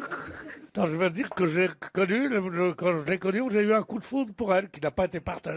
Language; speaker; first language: French; native; French